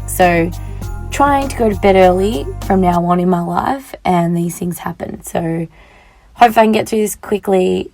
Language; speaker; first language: English; native; English